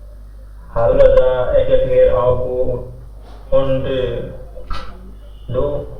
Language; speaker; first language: German; non-native, learner; Hindi